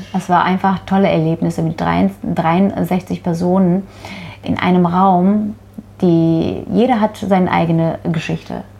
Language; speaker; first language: German; non-native, fluent; Turkish